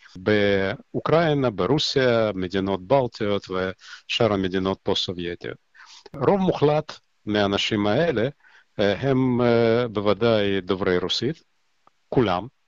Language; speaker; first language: Hebrew; non-native, fluent; Russian